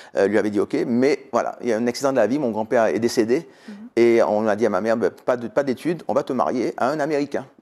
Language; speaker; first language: French; native; French